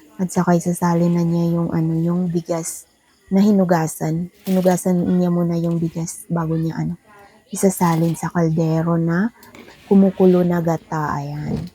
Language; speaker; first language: Filipino; non-native, local second language; Maguindanaon